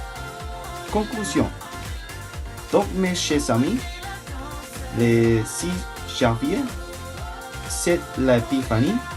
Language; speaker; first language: French; non-native, learner; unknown